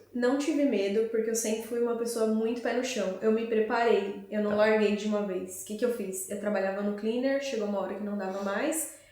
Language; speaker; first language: Portuguese; native; Portuguese